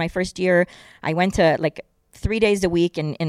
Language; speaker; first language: English; native; English